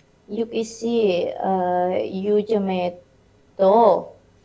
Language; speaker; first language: Korean; non-native, learner; Indonesian